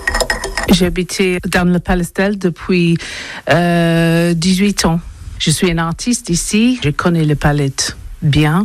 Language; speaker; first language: French; non-native, learner; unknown